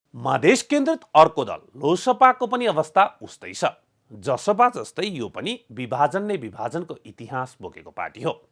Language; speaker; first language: Nepali; native; Nepali